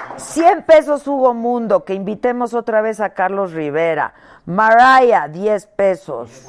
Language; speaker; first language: Spanish; native; Spanish